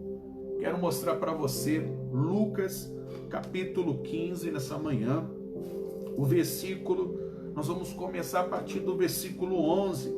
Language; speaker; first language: Portuguese; native; Portuguese